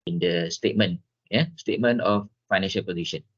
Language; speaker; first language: English; non-native, local second language; Malay